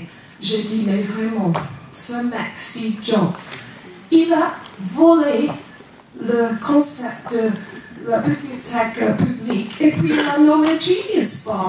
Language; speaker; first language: French; non-native, fluent; English